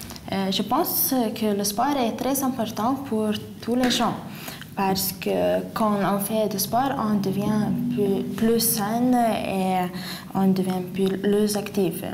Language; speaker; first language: French; non-native, learner; Lithuanian